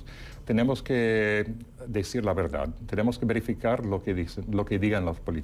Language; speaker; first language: Spanish; non-native, fluent; English